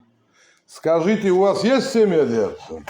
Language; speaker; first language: Russian; non-native, fluent; Uzbek